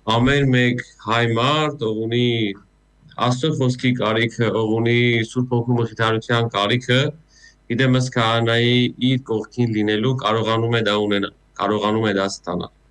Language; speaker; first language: Armenian; native; Armenian